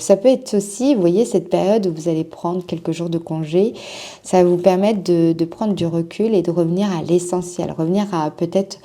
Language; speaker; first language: French; native; French